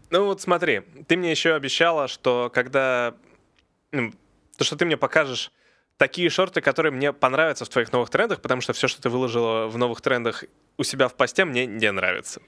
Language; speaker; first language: Russian; native; Russian